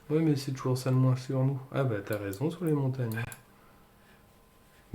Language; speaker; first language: French; native; French